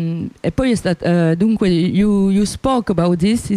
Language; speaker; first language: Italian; non-native, fluent; French